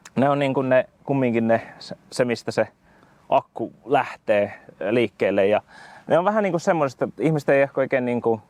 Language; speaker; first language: Finnish; native; Finnish